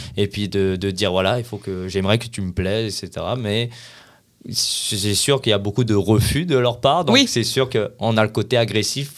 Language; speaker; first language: French; native; French